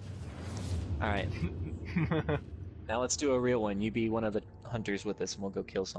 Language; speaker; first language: English; native; English